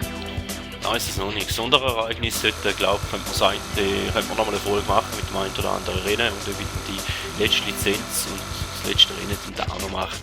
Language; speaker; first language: German; native; German